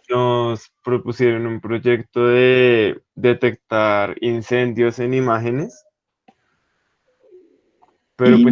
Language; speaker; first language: Spanish; native; Spanish